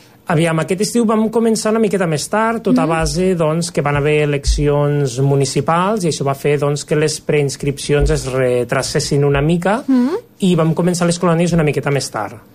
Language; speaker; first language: Catalan; native; Catalan